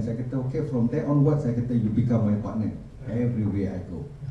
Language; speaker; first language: English; non-native, local second language; Malay